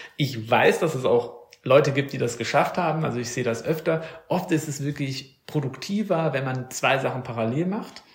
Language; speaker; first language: German; native; German